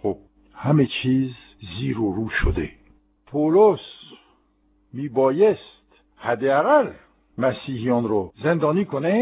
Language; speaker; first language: Persian; non-native, fluent; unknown